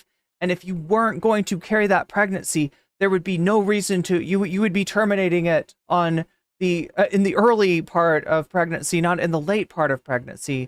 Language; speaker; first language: English; native; English